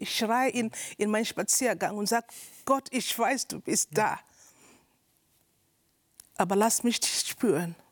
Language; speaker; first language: German; non-native, learner; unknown